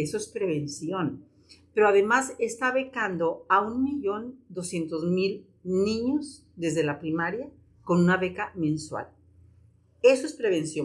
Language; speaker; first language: Spanish; native; Spanish